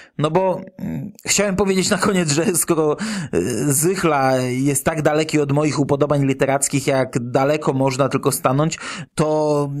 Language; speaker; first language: Polish; native; Polish